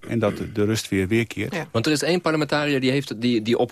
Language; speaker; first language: Dutch; native; Dutch